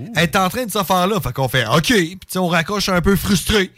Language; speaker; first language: French; native; French